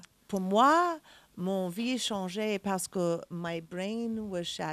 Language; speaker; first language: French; non-native, learner; English